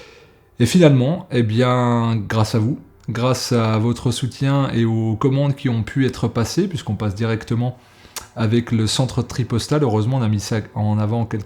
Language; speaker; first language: French; native; French